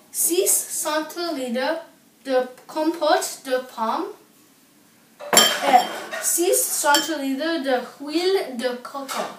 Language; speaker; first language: French; non-native, learner; English